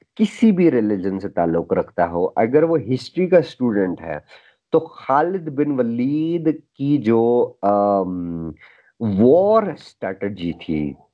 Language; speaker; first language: Urdu; native; Urdu